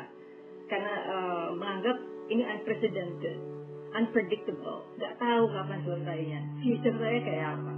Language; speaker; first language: Indonesian; native; Indonesian